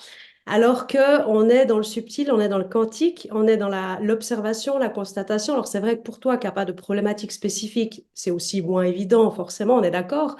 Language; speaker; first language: French; native; French